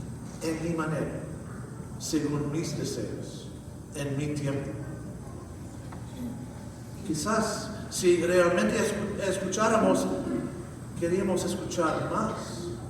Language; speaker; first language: Spanish; non-native, fluent; English